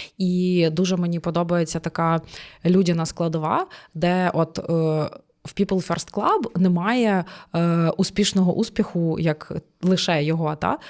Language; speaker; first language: Ukrainian; native; Ukrainian